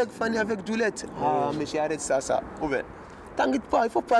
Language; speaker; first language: French; non-native, learner; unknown